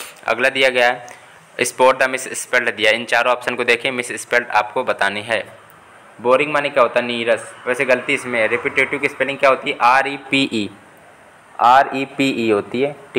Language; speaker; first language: Hindi; native; Hindi